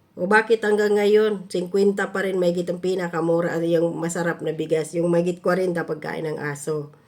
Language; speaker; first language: Filipino; non-native, local second language; Cebuano